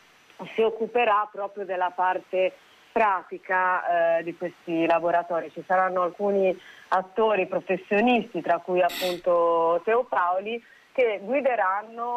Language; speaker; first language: Italian; native; Italian